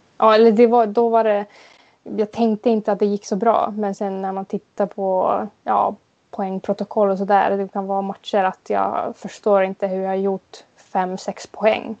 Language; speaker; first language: Swedish; non-native, local second language; Finnish